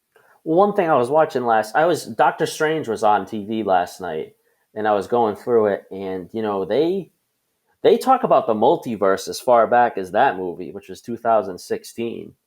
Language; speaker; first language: English; native; English